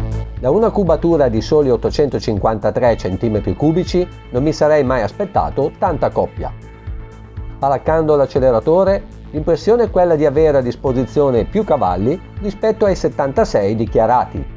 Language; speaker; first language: Italian; native; Italian